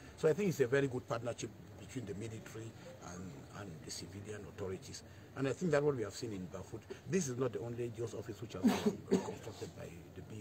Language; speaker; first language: English; native; English